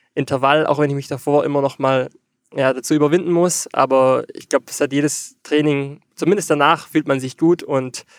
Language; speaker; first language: German; native; German